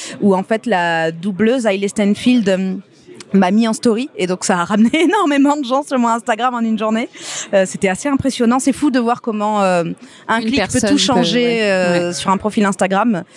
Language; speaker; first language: French; native; French